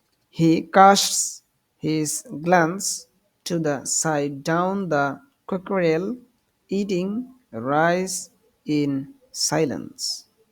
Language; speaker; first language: English; non-native, local second language; Bangla